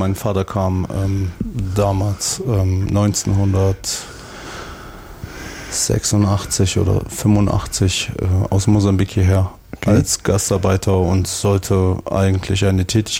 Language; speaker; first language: German; native; German